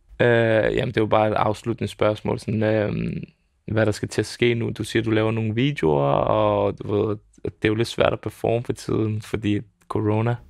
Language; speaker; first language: Danish; early bilingual, other home language; Serbian